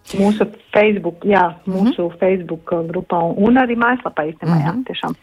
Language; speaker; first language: Latvian; early bilingual, heritage; Latvian